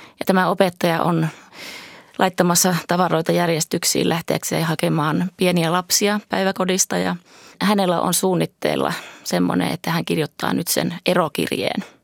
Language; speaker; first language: Finnish; early bilingual, heritage; Finnish